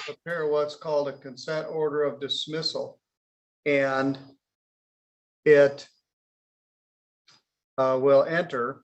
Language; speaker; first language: English; native; English